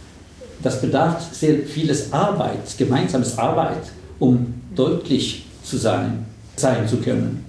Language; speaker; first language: German; non-native, fluent; Swedish